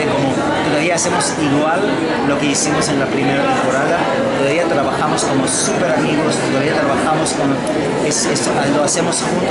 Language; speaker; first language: Spanish; non-native, fluent; Hebrew